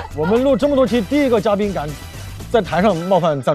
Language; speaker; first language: Chinese; native; Chinese